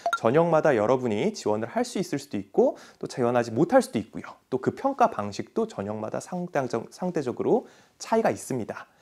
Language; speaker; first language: Korean; native; Korean